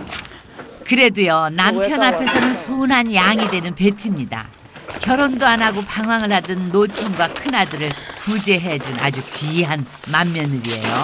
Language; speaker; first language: Korean; native; Korean